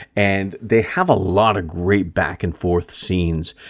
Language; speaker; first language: English; early bilingual, other home language; German